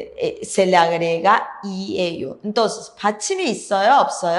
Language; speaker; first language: Spanish; native; Spanish